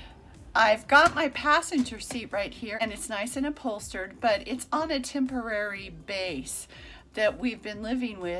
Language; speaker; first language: English; native; English